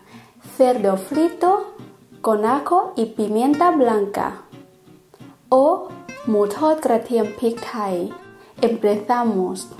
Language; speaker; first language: Spanish; non-native, fluent; Thai